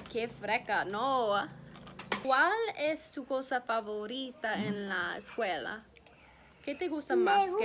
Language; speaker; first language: Spanish; non-native, learner; English